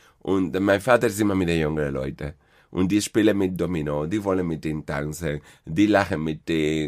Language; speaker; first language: German; non-native, fluent; Spanish